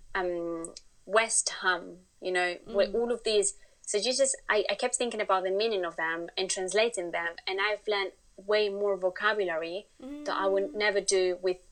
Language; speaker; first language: English; non-native, fluent; Spanish